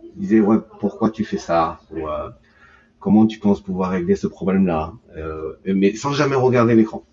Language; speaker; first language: French; early bilingual, heritage; French